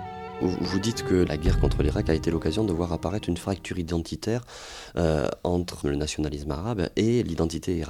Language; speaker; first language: French; native; French